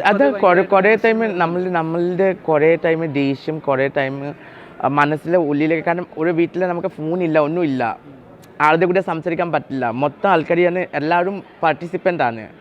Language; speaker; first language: Malayalam; non-native, fluent; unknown